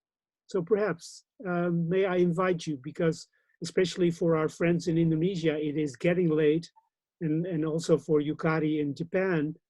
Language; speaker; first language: English; non-native, fluent; Dutch